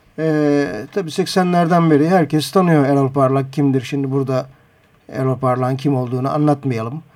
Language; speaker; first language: Turkish; native; Turkish